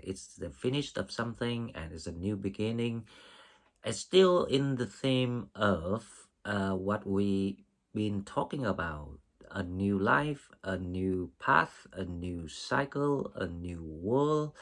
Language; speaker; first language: English; non-native, fluent; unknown